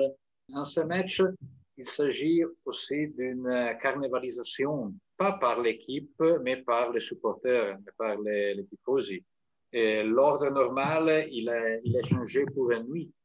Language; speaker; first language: French; non-native, fluent; Italian